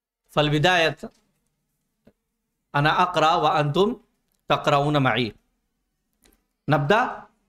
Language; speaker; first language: Arabic; non-native, fluent; Urdu